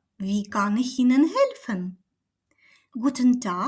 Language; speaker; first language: German; non-native, fluent; Ukrainian